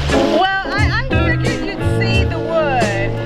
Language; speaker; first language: English; native; English